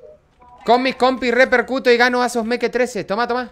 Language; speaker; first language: Spanish; native; Spanish